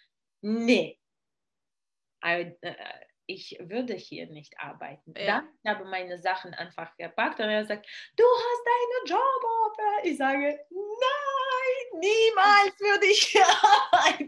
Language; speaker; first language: German; non-native, learner; Russian